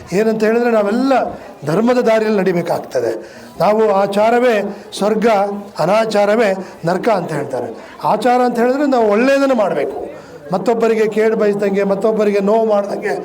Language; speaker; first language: Kannada; non-native, local second language; Lambadi